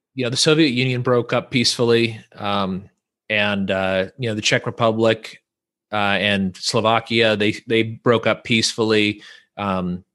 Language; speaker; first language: English; native; English